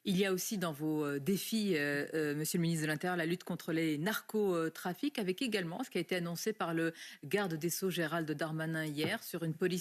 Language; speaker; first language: French; native; French